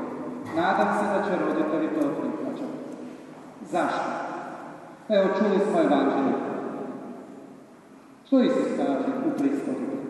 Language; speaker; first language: Serbian; native; Serbian